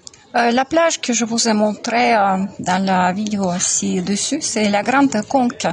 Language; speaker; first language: French; non-native, fluent; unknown